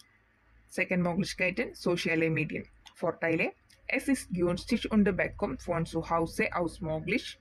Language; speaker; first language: German; non-native, fluent; Malayalam